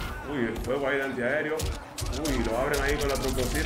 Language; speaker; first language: Spanish; native; Spanish